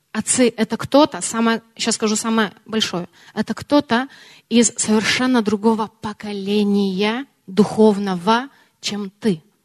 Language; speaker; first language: Russian; early bilingual, heritage; Russian